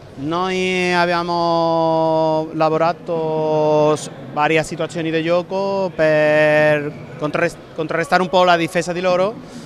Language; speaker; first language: Italian; non-native, learner; Spanish